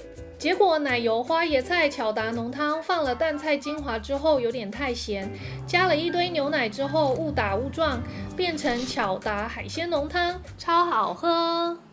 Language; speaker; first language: Chinese; native; Chinese